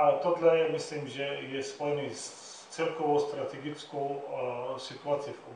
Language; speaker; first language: Czech; non-native, fluent; Arabic